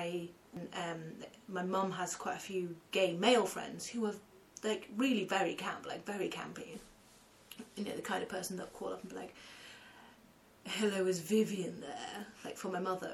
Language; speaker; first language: English; native; English